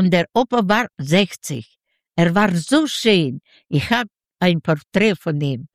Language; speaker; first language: German; non-native, learner; Yiddish